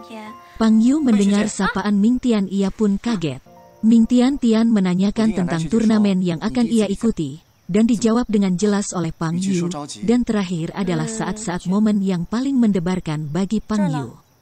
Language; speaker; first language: Indonesian; native; Indonesian